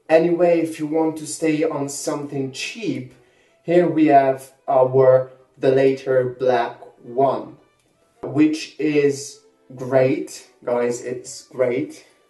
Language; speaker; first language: English; non-native, fluent; Italian